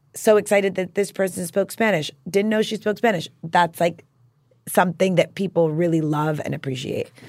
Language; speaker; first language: English; native; English